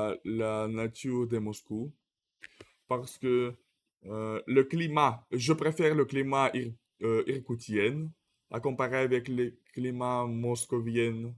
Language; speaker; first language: French; non-native, learner; Russian